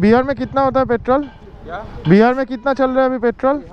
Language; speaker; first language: Hindi; non-native, local second language; Bangla